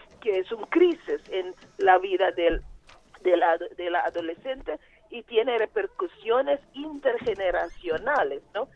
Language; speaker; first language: Spanish; non-native, fluent; Portuguese